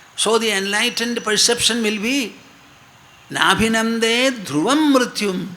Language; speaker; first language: English; non-native, local second language; Malayalam